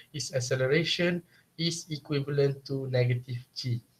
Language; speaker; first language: English; non-native, local second language; Malay